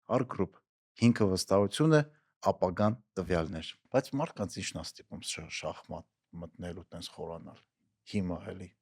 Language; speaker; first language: Armenian; native; Armenian